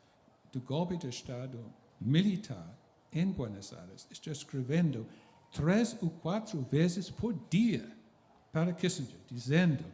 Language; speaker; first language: Portuguese; non-native, fluent; English